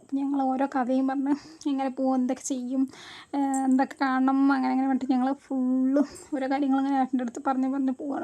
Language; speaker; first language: Malayalam; native; Malayalam